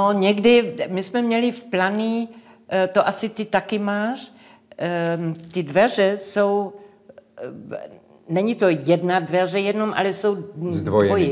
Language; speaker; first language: Czech; non-native, local second language; English